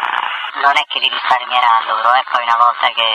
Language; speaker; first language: Italian; native; Italian